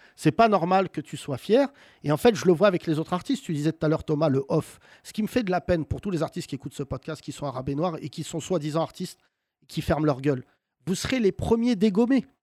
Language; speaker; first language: French; native; French